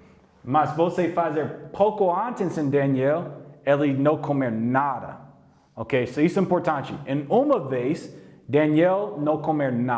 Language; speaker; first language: Portuguese; non-native, learner; English